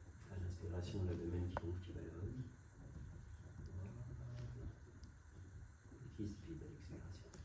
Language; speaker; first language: French; native; French